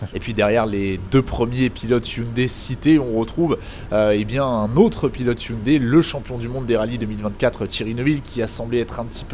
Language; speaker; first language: French; native; French